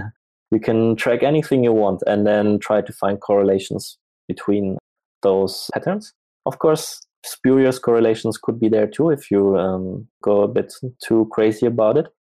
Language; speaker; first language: English; non-native, fluent; German